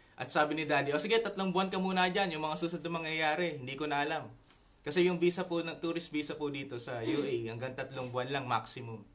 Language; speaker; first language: Filipino; native; Filipino